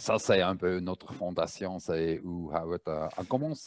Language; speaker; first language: French; non-native, fluent; German